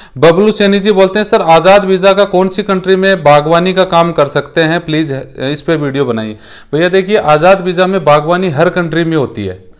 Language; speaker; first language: Hindi; native; Hindi